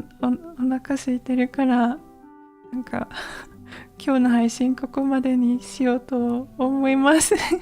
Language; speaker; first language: Japanese; non-native, learner; English